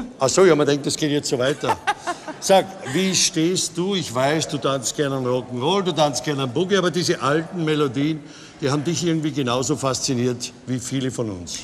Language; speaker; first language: German; native; German